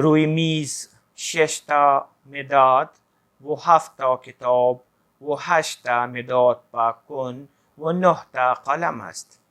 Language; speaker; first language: Persian; non-native, fluent; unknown